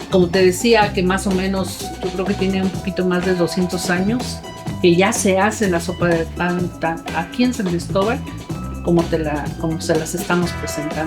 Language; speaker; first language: Spanish; native; Spanish